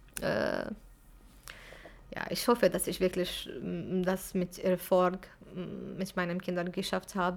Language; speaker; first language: German; non-native, fluent; Arabic